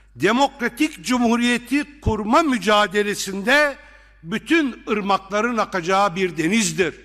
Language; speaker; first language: Turkish; non-native, local second language; Arabic